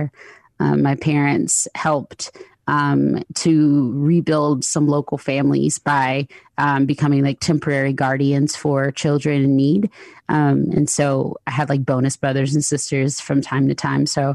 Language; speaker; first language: English; native; English